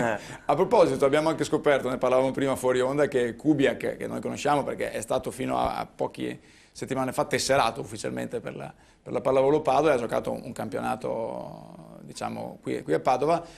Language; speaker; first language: Italian; native; Italian